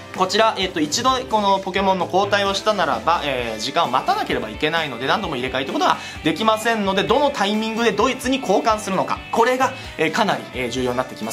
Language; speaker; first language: Japanese; native; Japanese